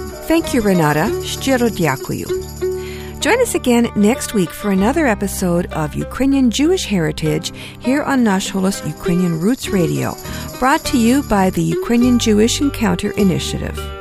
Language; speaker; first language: English; early bilingual, other home language; Ukrainian